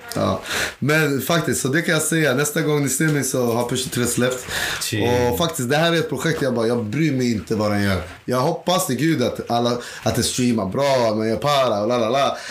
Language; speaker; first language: Swedish; native; Swedish